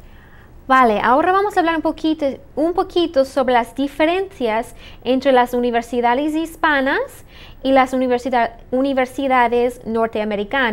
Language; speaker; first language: Spanish; non-native, fluent; English